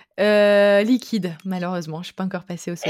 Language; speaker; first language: French; native; French